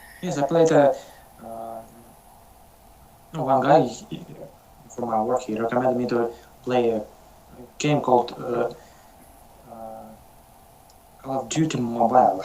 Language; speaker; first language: English; non-native, learner; Russian